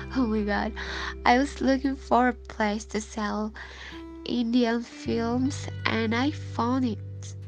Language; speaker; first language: English; non-native, fluent; Indonesian